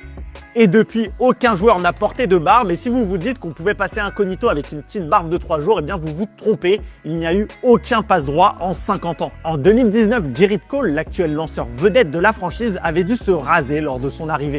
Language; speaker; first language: French; native; French